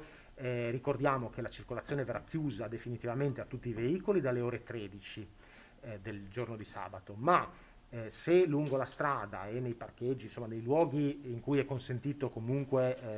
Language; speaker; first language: Italian; native; Italian